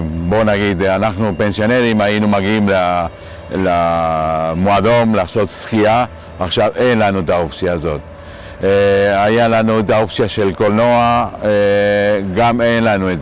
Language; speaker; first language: Hebrew; non-native, fluent; Russian